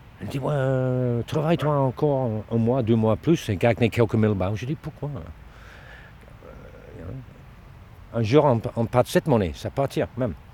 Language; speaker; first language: French; non-native, learner; Dutch